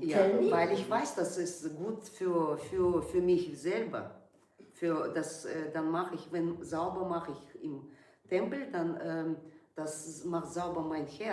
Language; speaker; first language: German; non-native, learner; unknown